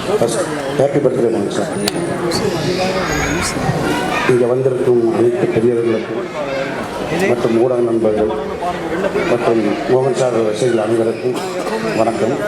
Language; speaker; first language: Tamil; native; Tamil